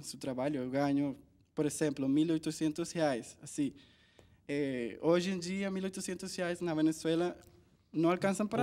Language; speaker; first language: Portuguese; non-native, learner; Spanish